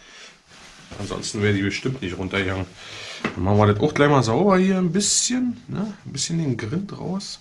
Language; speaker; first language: German; native; German